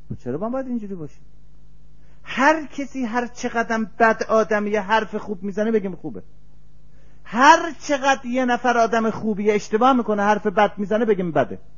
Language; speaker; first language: Persian; native; Persian